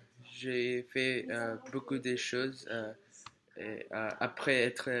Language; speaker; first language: French; non-native, learner; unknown